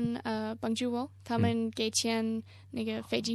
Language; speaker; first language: Chinese; non-native, learner; English